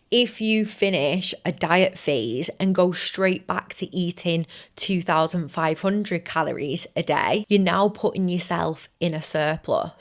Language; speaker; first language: English; native; English